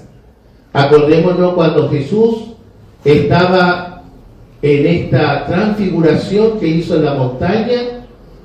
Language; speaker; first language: Spanish; native; Spanish